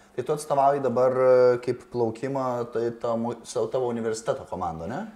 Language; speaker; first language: Lithuanian; native; Lithuanian